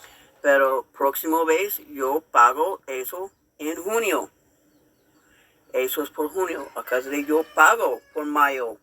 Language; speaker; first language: Spanish; non-native, learner; English